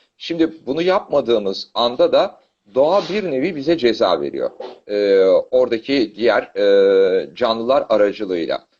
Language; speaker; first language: Turkish; native; Turkish